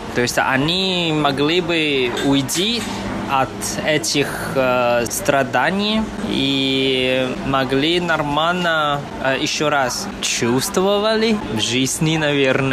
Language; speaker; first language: Russian; non-native, fluent; Chinese